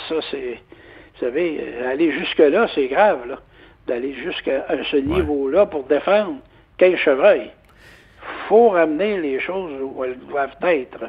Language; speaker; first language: French; native; French